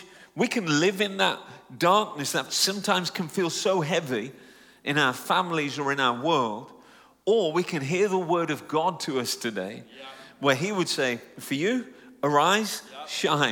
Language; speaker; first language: English; native; English